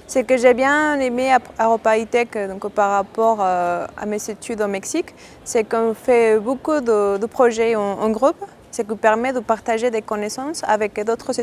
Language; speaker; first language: French; non-native, fluent; Spanish